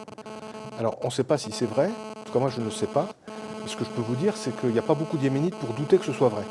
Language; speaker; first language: French; native; French